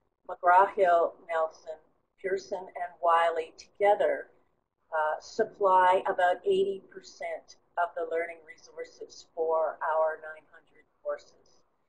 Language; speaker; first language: English; native; English